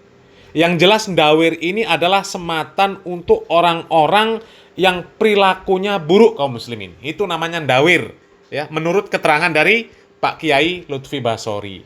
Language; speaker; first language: Indonesian; native; Indonesian